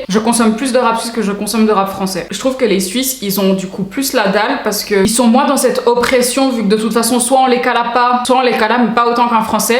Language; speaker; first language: French; native; French